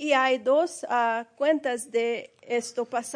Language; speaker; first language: Spanish; early bilingual, heritage; Spanish